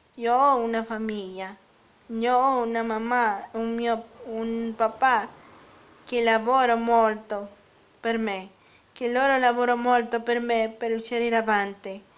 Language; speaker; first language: Italian; non-native, learner; Spanish